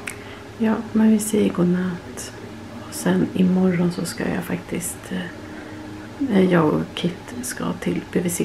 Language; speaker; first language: Swedish; native; Swedish